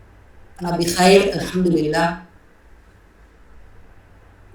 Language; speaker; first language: Arabic; non-native, learner; Bangla